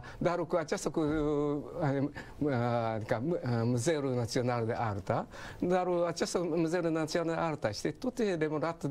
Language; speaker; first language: Romanian; non-native, learner; Japanese